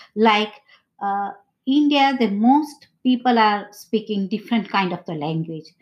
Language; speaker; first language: English; non-native, local second language; Gujarati